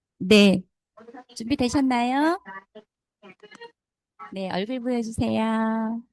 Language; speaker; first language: Korean; native; Korean